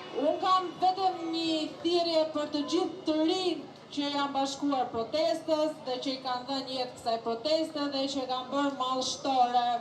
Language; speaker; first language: Albanian; native; Albanian